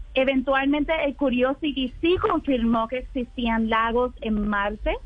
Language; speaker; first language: Spanish; native; Spanish